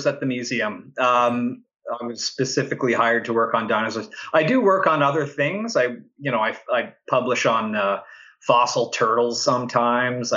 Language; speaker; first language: English; native; English